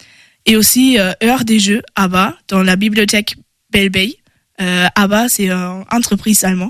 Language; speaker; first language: French; non-native, learner; German